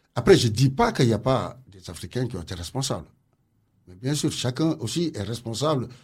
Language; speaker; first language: French; non-native, local second language; Wolof